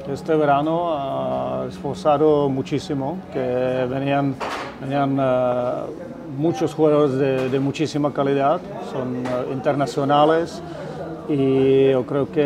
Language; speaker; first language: Spanish; non-native, fluent; Czech